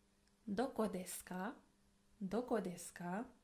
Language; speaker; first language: Japanese; non-native, fluent; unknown